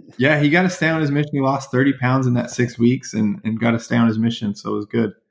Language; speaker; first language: English; native; English